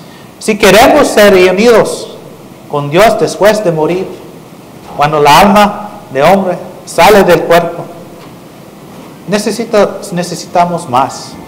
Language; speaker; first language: Spanish; non-native, fluent; English